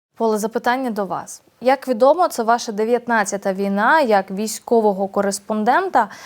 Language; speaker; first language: Ukrainian; native; Ukrainian